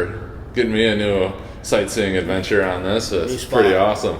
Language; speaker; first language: English; native; English